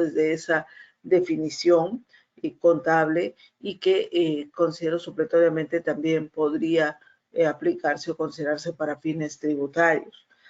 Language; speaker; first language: Spanish; native; Spanish